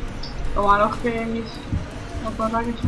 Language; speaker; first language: Spanish; native; Spanish